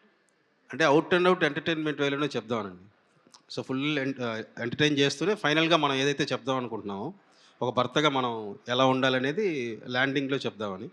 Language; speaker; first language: Telugu; native; Telugu